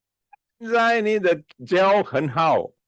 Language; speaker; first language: Chinese; non-native, learner; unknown